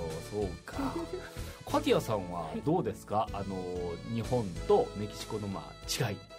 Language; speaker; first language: Japanese; native; Japanese